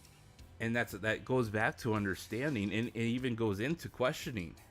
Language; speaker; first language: English; native; English